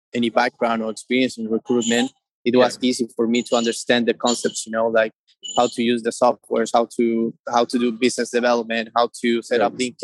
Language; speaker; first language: English; non-native, fluent; Spanish